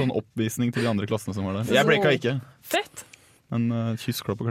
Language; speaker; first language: Norwegian; native; Norwegian